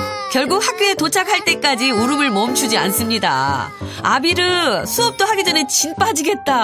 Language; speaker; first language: Korean; native; Korean